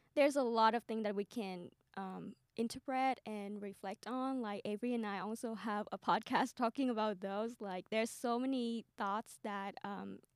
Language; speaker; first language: English; non-native, fluent; Vietnamese